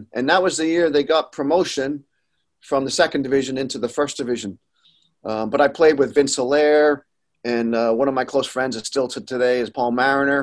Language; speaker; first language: English; native; English